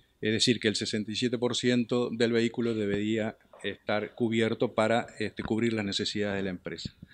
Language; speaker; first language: Spanish; native; Spanish